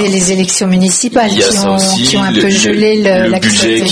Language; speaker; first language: French; native; French